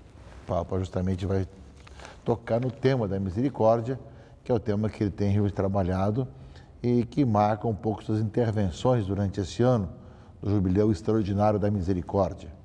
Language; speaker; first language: Portuguese; native; Portuguese